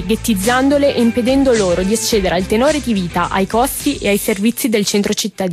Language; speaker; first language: Italian; native; Italian